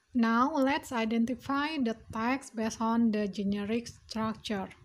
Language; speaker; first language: English; non-native, fluent; Indonesian